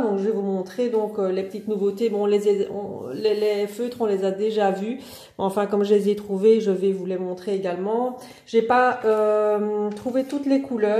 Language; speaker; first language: French; native; French